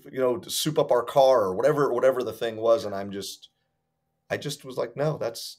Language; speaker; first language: English; native; English